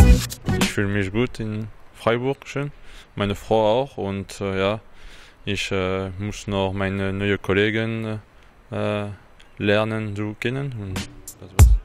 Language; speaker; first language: German; non-native, learner; French